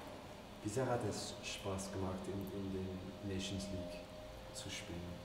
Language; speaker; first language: German; non-native, learner; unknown